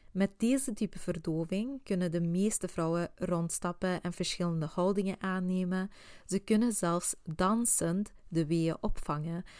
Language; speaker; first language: Dutch; non-native, fluent; Swedish